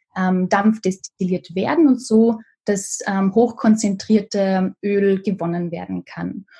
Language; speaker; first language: German; native; German